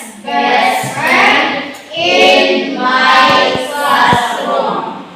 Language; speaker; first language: English; non-native, learner; Indonesian